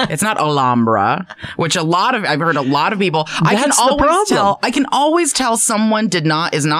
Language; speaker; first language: English; early bilingual, other home language; Chinese